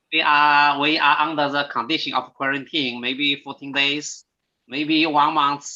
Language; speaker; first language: English; non-native, learner; Thai